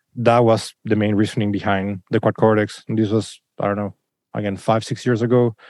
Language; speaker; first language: English; non-native, fluent; Spanish